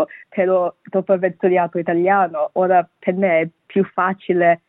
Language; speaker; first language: Italian; non-native, fluent; Bangla